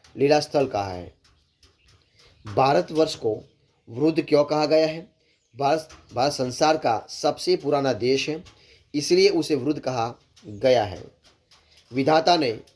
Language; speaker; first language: Hindi; non-native, local second language; Gujarati